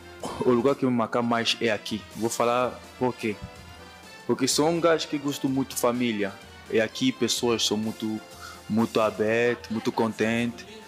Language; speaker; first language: Portuguese; non-native, learner; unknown